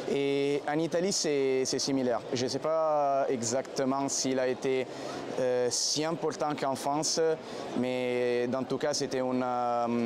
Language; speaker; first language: French; non-native, fluent; Italian